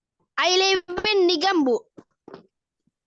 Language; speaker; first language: English; non-native, learner; Tamil